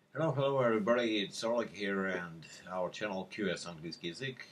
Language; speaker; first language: English; non-native, fluent; Russian